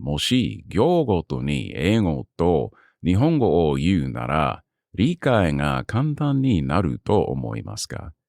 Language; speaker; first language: Japanese; non-native, learner; English